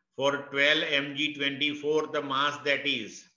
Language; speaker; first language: English; non-native, local second language; Gujarati